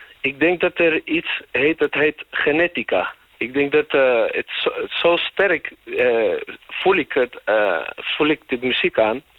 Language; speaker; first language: Dutch; native; Dutch